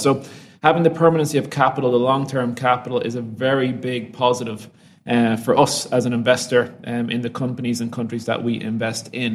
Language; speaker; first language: English; native; English